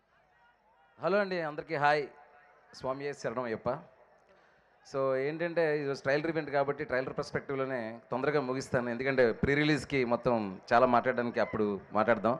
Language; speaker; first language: Telugu; native; Telugu